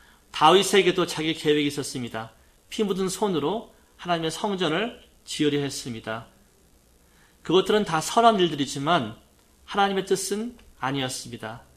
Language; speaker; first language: Korean; native; Korean